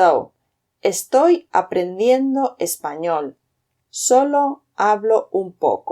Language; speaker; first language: Spanish; non-native, fluent; English